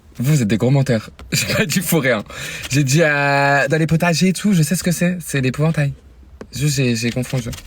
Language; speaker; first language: French; native; French